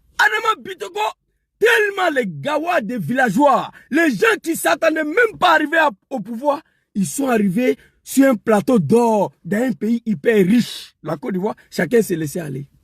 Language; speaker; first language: French; non-native, local second language; Dyula